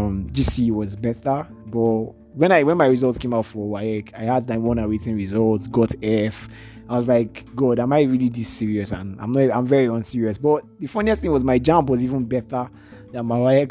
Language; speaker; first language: English; non-native, local second language; Igbo